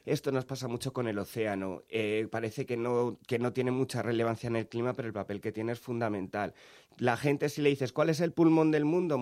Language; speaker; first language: Spanish; native; Spanish